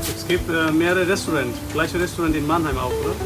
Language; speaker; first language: German; non-native, learner; Bangla